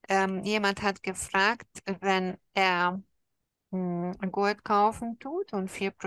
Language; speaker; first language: German; non-native, fluent; Hungarian